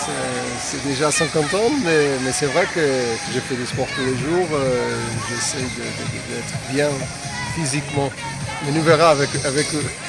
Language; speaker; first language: French; non-native, fluent; Portuguese